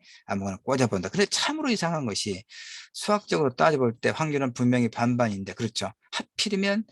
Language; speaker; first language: Korean; native; Korean